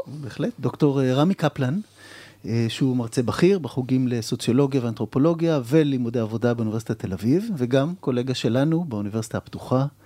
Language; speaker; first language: Hebrew; native; Hebrew